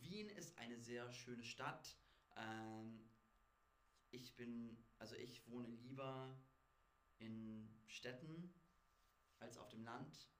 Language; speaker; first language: German; non-native, fluent; English